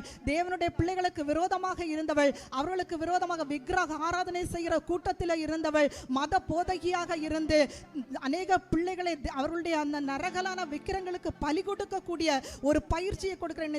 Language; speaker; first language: Tamil; native; Tamil